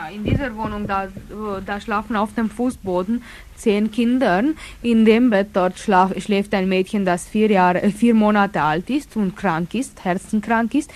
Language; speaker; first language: German; non-native, fluent; Romanian